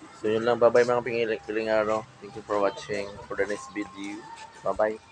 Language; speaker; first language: Filipino; non-native, local second language; Cebuano